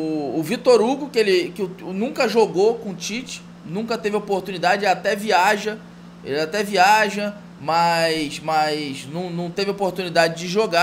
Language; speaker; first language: Portuguese; native; Portuguese